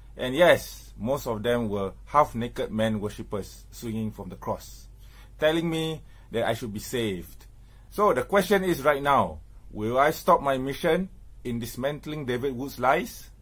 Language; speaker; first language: English; non-native, local second language; Malay